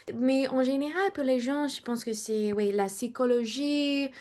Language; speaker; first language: French; non-native, learner; English